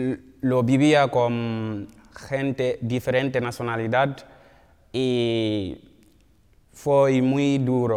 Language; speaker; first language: Spanish; non-native, learner; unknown